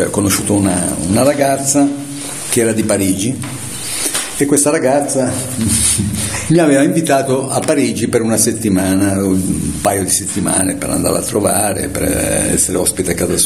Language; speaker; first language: Italian; native; Italian